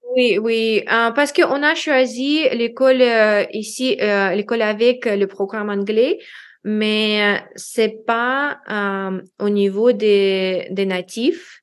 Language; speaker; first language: French; non-native, learner; Russian